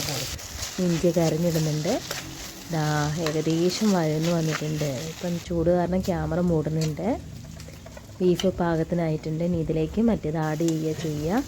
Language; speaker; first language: Malayalam; native; Malayalam